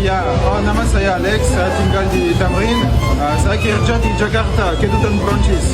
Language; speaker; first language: Indonesian; non-native, learner; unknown